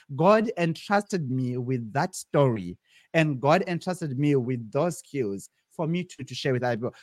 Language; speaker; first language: English; non-native, local second language; Shona